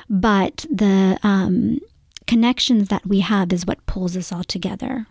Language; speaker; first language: English; early bilingual, other home language; Gujarati